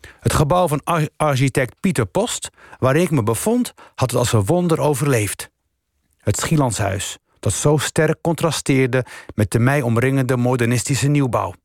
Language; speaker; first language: Dutch; early bilingual, other home language; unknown